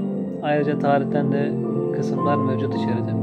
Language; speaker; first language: Turkish; native; Turkish